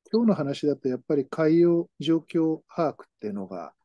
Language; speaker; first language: Japanese; native; Japanese